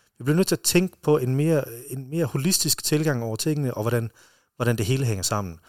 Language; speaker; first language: Danish; early bilingual, heritage; Danish